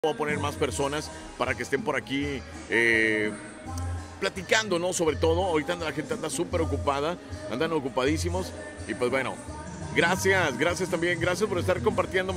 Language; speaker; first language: Spanish; native; Spanish